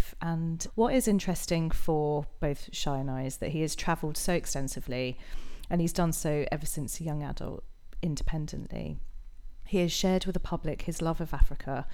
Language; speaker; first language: English; native; English